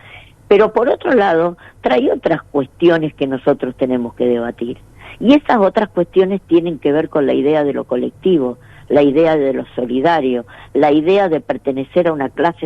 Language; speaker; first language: Spanish; native; Spanish